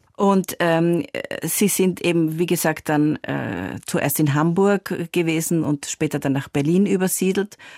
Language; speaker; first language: German; native; German